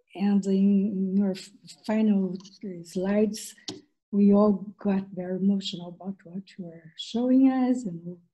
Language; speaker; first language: English; non-native, fluent; Portuguese